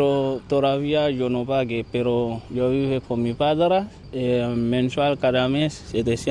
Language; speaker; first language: Spanish; non-native, learner; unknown